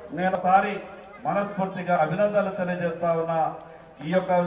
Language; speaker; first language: Telugu; native; Telugu